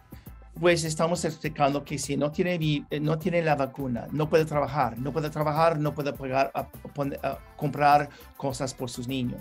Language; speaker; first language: Spanish; non-native, learner; English